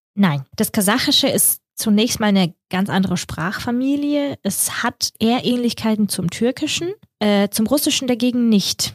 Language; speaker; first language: German; early bilingual, other home language; Russian